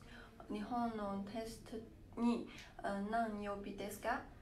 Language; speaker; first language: Japanese; non-native, learner; Chinese